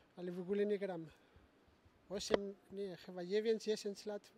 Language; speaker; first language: Polish; non-native, learner; Spanish